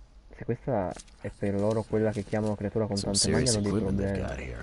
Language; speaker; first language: Italian; native; Italian